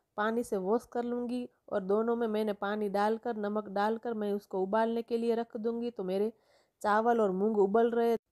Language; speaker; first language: Hindi; non-native, local second language; Gujarati